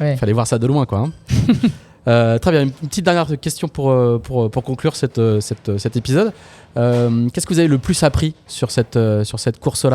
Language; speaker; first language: French; native; French